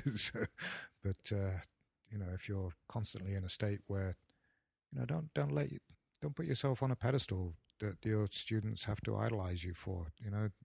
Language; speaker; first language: English; native; English